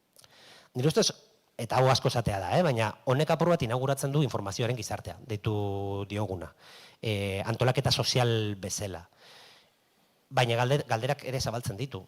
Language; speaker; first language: Basque; native; Basque